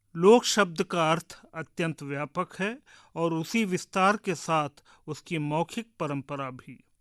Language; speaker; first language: Hindi; native; Hindi